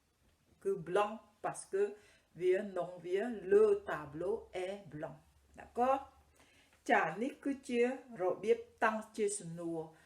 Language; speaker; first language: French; non-native, fluent; Khmer